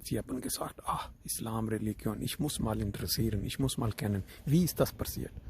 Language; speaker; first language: German; non-native, fluent; Urdu